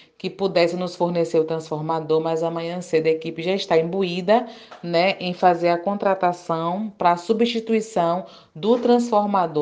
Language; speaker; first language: Portuguese; native; Portuguese